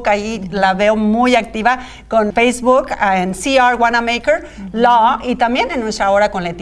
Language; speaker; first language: Spanish; native; Spanish